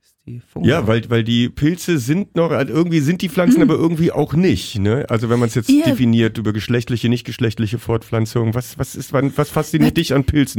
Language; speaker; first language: German; native; German